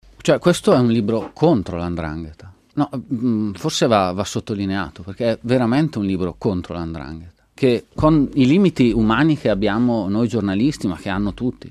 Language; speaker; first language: Italian; native; Italian